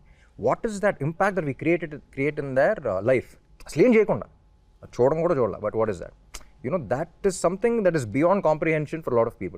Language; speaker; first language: Telugu; native; Telugu